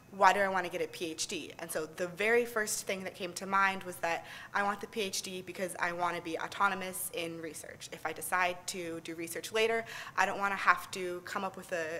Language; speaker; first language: English; native; English